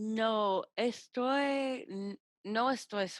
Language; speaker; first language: Spanish; non-native, learner; English